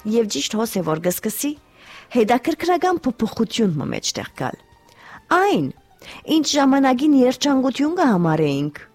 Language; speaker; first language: Armenian; early bilingual, heritage; Armenian